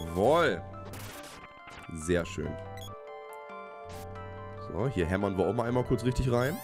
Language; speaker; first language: German; native; German